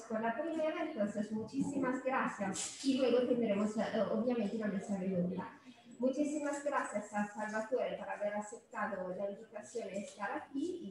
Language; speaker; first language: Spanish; non-native, fluent; Italian